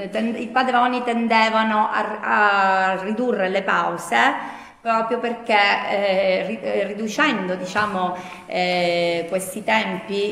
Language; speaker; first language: Italian; native; Italian